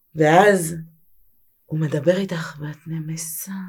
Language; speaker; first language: Hebrew; native; Hebrew